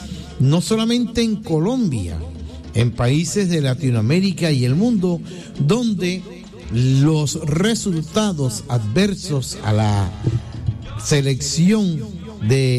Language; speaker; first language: Spanish; native; Spanish